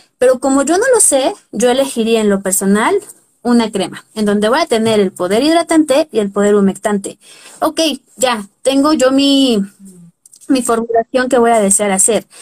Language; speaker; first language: Spanish; native; Spanish